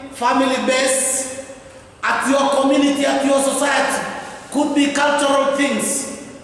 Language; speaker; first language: English; non-native, local second language; Swahili